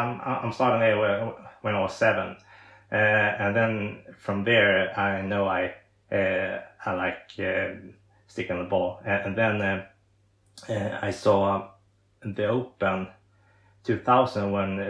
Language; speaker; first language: English; non-native, fluent; Swedish